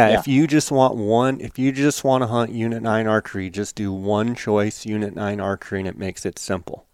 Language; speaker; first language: English; native; English